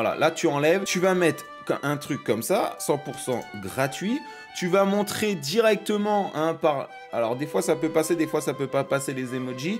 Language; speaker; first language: French; native; French